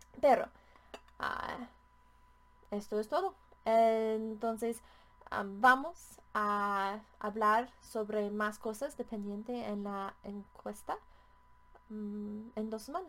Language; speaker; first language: Spanish; non-native, learner; English